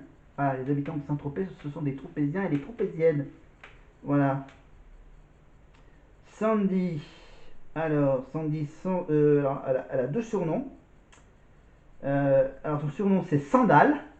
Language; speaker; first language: French; native; French